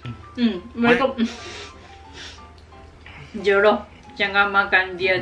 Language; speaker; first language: Indonesian; non-native, learner; Japanese